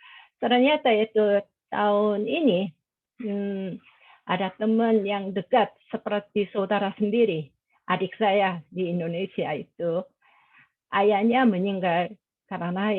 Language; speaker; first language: Indonesian; non-native, fluent; Korean